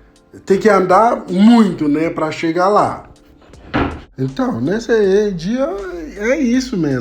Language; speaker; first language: Portuguese; non-native, fluent; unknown